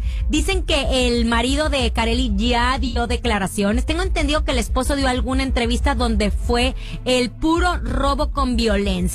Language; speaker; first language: Spanish; native; Spanish